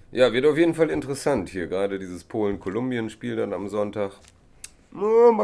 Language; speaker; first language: German; native; German